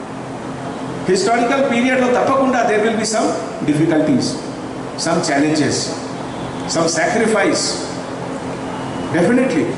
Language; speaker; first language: Telugu; non-native, fluent; Hindi